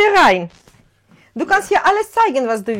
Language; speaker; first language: German; non-native, fluent; Russian